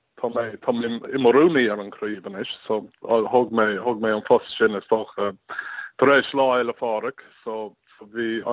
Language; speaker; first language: Irish; non-native, learner; English